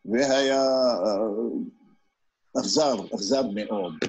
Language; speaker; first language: Hebrew; non-native, fluent; Arabic